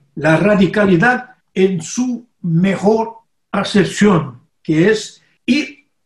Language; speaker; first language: Spanish; non-native, fluent; Portuguese